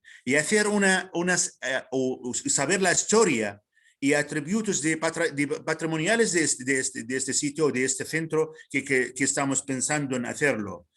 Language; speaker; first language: Spanish; non-native, fluent; Arabic